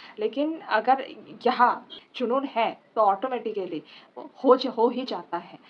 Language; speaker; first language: Hindi; non-native, local second language; Assamese